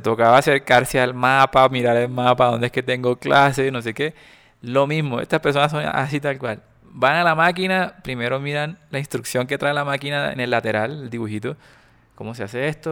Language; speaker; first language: Spanish; native; Spanish